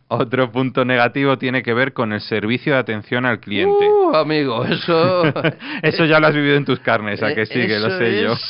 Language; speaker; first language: Spanish; non-native, fluent; Russian